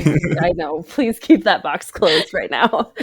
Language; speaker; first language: English; native; English